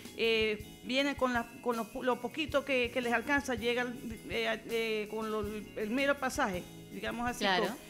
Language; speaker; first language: Spanish; native; Spanish